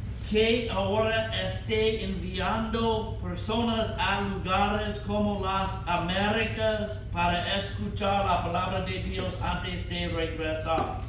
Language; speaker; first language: Spanish; non-native, fluent; English